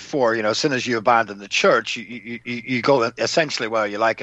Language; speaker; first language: English; native; English